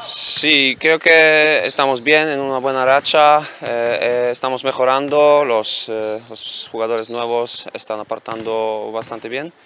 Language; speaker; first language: Spanish; non-native, fluent; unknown